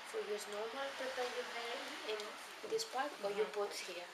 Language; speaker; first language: English; non-native, learner; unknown